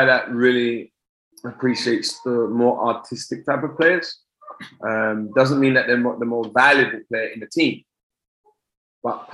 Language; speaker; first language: English; native; English